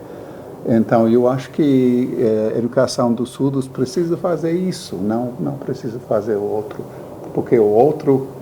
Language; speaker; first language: Portuguese; non-native, learner; English